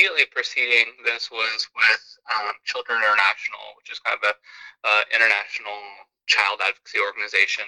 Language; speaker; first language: English; native; English